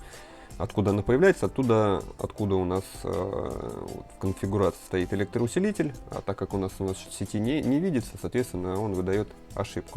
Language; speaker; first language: Russian; native; Russian